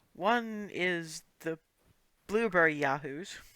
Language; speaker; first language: English; native; English